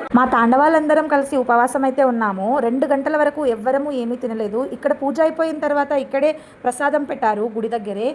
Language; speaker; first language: Telugu; non-native, local second language; Lambadi